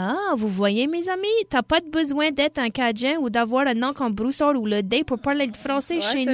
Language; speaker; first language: French; non-native, local second language; English